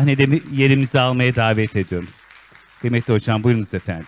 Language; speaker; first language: Turkish; native; Turkish